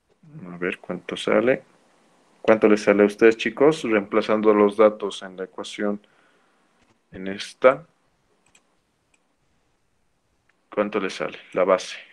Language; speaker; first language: Spanish; native; Spanish